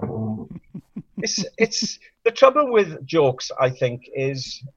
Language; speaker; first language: English; non-native, local second language; Welsh